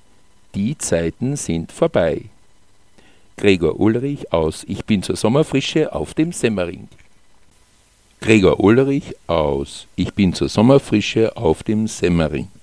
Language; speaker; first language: German; native; German